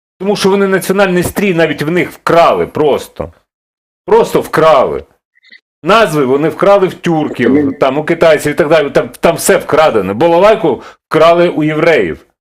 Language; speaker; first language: Ukrainian; non-native, local second language; Russian